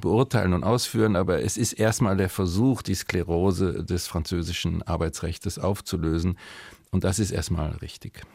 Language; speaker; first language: German; native; German